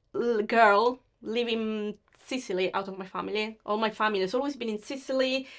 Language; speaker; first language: English; non-native, fluent; Italian